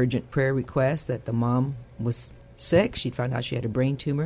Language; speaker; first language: English; early bilingual, other home language; Spanish